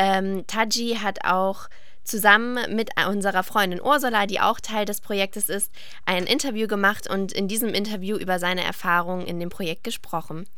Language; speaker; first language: German; native; German